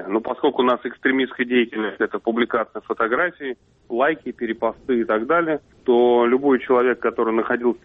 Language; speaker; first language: Russian; native; Russian